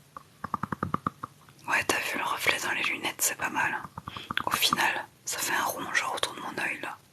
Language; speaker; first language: French; native; French